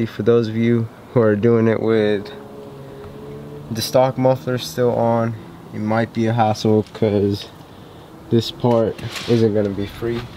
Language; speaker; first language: English; native; English